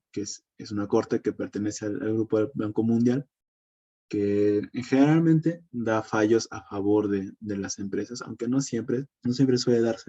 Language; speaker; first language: Spanish; native; Spanish